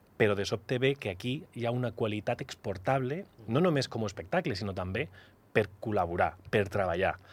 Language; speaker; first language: Catalan; non-native, local second language; Spanish